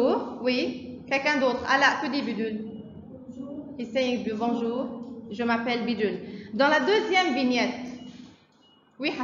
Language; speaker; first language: French; non-native, fluent; Arabic